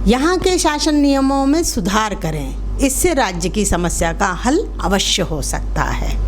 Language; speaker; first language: Hindi; non-native, local second language; Telugu